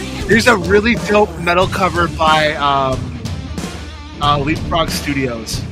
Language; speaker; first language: English; native; English